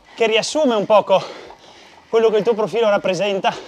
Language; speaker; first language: Italian; native; Italian